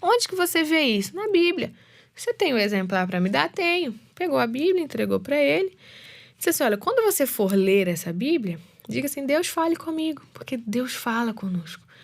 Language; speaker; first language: Portuguese; native; Portuguese